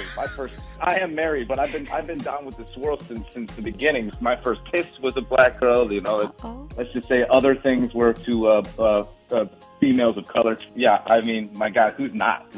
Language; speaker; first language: English; native; English